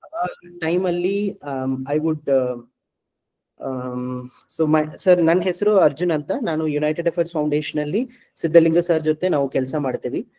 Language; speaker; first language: Kannada; non-native, local second language; Malayalam